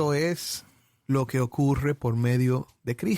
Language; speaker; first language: Spanish; native; Spanish